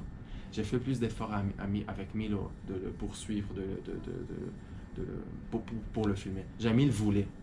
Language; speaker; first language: French; non-native, fluent; Arabic